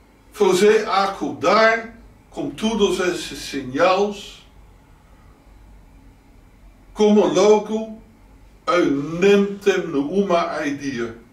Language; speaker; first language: Portuguese; non-native, learner; Dutch